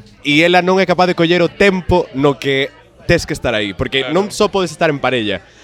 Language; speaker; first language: Galician; non-native, local second language; Spanish